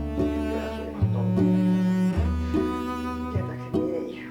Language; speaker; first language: Finnish; native; Finnish